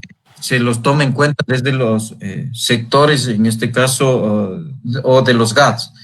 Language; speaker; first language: Spanish; native; Spanish